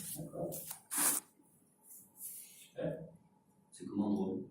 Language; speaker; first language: French; native; French